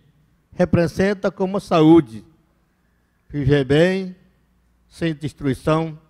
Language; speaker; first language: Portuguese; non-native, local second language; Yanomámi